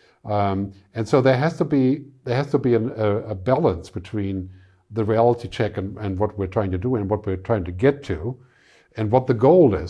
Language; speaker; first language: English; non-native, fluent; German